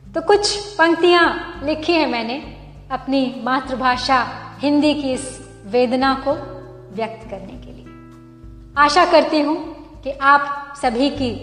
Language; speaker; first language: Hindi; native; Hindi